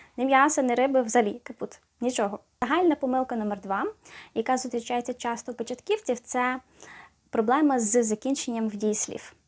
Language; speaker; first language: Ukrainian; native; Ukrainian